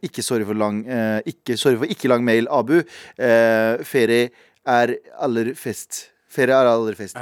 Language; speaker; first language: Norwegian; early bilingual, other home language; Kurdish